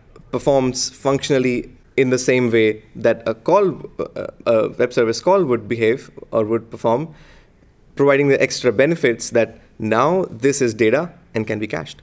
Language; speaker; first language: English; non-native, local second language; Hindi